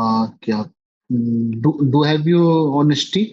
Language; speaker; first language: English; non-native, learner; Hindi